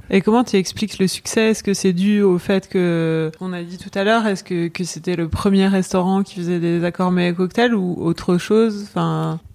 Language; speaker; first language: French; native; French